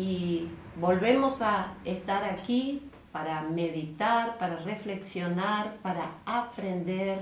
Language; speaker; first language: Spanish; native; Spanish